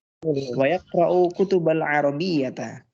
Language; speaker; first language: Arabic; non-native, fluent; Indonesian